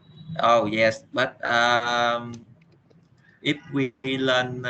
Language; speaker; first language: English; non-native, learner; Vietnamese